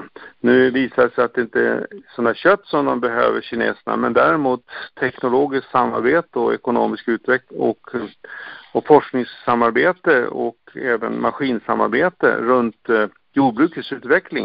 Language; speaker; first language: Swedish; native; Swedish